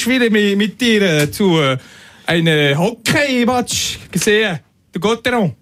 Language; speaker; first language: German; non-native, local second language; French